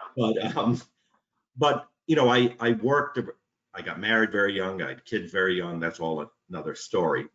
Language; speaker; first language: English; native; English